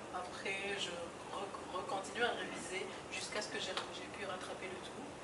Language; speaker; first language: French; non-native, local second language; Arabic